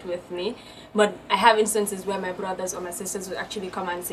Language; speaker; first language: English; non-native, local second language; Wolof